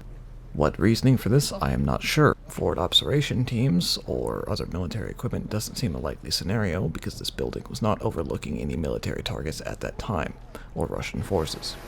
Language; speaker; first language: English; native; English